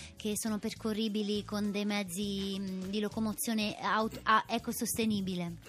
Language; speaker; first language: Italian; native; Italian